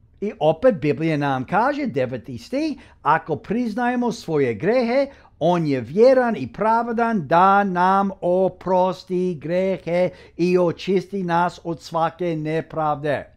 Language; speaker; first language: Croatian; early bilingual, heritage; Croatian